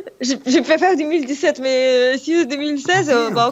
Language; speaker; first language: French; non-native, fluent; Russian